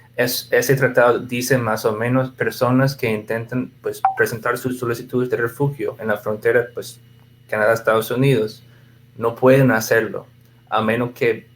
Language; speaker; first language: Spanish; non-native, fluent; English